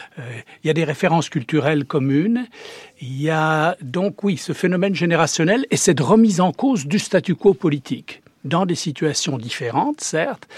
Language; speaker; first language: French; early bilingual, heritage; Czech